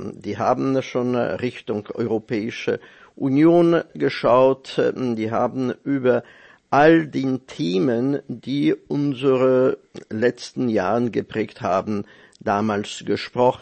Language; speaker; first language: German; non-native, fluent; Polish